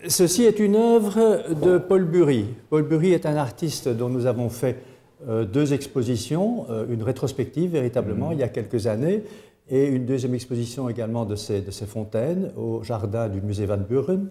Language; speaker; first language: French; native; French